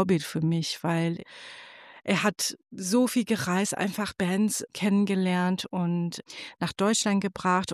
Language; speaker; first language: German; non-native, fluent; Persian